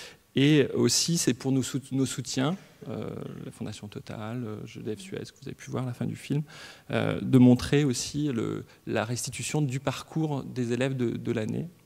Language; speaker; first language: French; native; French